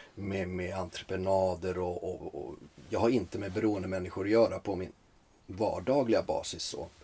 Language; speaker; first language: Swedish; early bilingual, other home language; Finnish